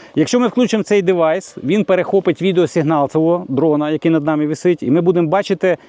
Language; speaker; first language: Ukrainian; native; Ukrainian